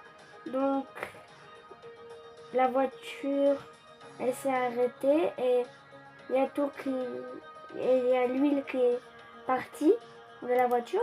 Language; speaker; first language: French; early bilingual, other home language; Polish